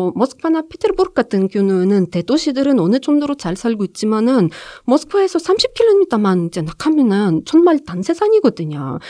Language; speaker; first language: Korean; non-native, fluent; Ukrainian